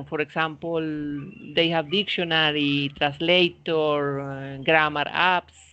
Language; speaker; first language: English; non-native, fluent; Spanish